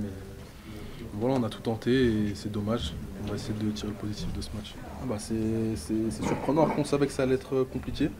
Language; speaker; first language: French; native; French